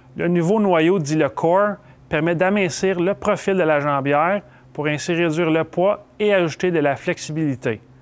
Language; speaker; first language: French; native; French